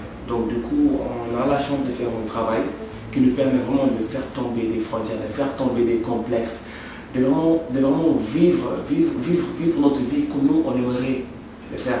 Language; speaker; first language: French; non-native, local second language; Wolof